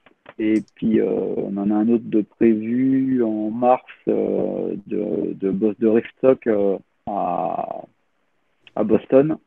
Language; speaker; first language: French; native; French